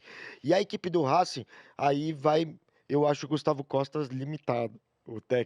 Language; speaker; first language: Portuguese; native; Portuguese